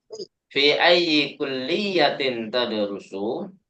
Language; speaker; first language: Arabic; non-native, fluent; Indonesian